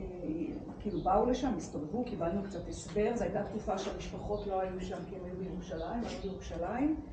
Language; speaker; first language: Hebrew; native; Hebrew